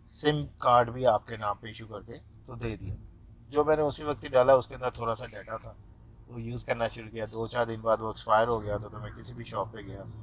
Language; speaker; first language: Urdu; native; Urdu